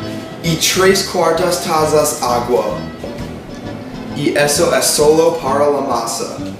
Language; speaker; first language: Spanish; non-native, learner; English